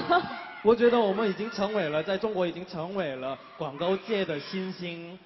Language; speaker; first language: Chinese; non-native, fluent; Korean